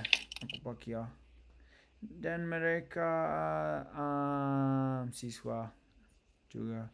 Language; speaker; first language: Indonesian; non-native, learner; English